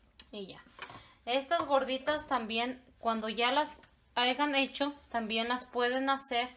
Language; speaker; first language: Spanish; native; Spanish